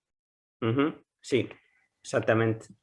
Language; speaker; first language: Portuguese; non-native, learner; Spanish